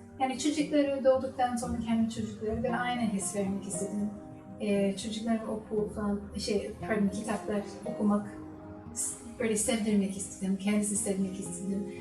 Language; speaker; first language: Turkish; non-native, learner; English